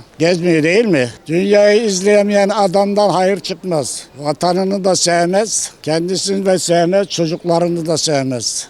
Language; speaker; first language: Turkish; native; Turkish